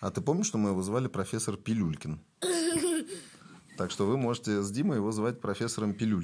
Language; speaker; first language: Russian; native; Russian